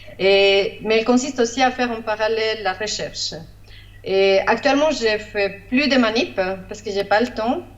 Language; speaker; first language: French; non-native, fluent; Spanish